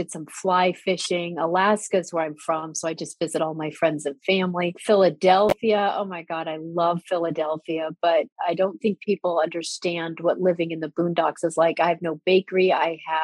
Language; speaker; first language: English; native; English